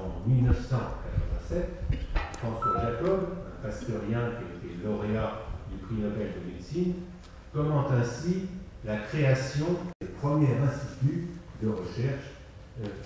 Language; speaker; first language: French; native; French